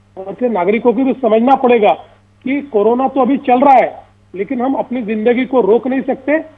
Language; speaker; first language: Hindi; non-native, local second language; Marathi